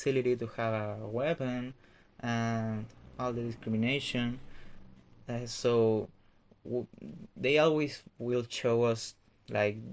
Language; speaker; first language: English; non-native, fluent; Spanish